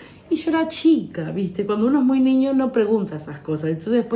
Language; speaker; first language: Spanish; native; Spanish